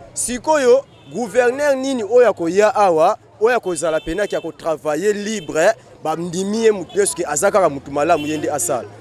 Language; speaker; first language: Lingala; non-native, local second language; Kongo